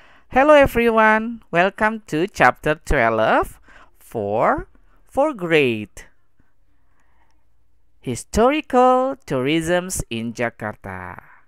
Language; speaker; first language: English; non-native, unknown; Indonesian